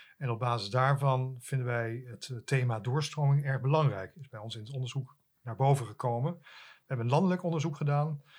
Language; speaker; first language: Dutch; native; Dutch